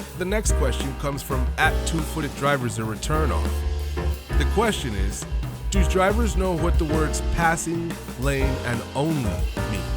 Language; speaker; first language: English; native; English